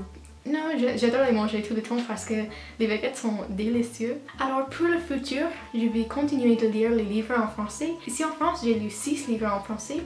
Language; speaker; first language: French; non-native, learner; English